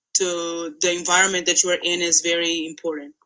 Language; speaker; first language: English; non-native, fluent; Portuguese